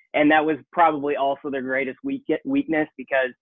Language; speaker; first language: English; native; English